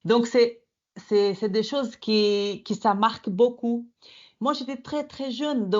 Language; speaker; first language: French; non-native, fluent; Portuguese